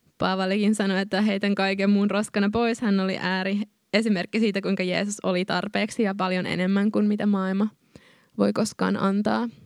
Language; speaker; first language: Finnish; native; Finnish